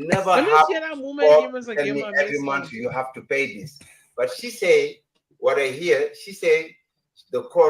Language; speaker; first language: English; non-native, learner; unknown